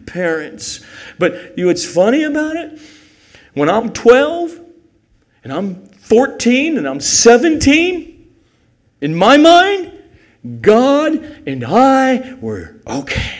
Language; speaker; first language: English; native; English